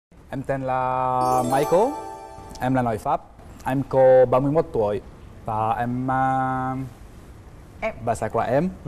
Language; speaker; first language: Vietnamese; non-native, learner; French